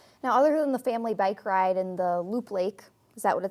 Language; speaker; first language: English; native; English